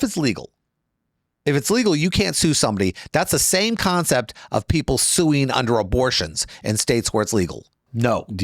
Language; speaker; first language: English; native; English